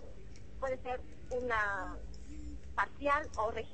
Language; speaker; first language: Spanish; non-native, fluent; Chinese